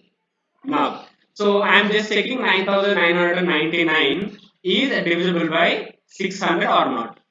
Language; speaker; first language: English; non-native, local second language; Telugu